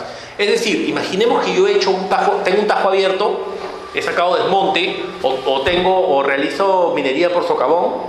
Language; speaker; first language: Spanish; native; Spanish